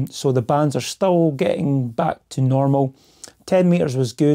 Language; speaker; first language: English; native; English